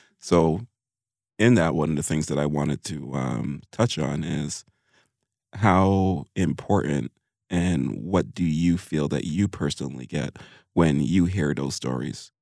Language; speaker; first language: English; native; English